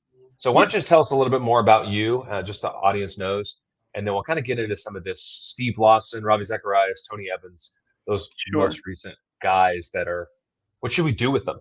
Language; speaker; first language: English; native; English